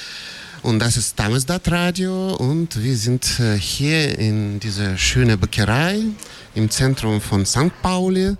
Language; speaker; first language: German; non-native, fluent; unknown